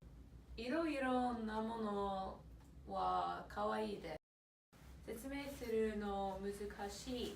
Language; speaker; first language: Japanese; non-native, learner; English